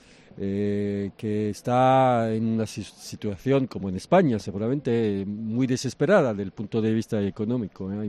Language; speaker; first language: Spanish; early bilingual, heritage; French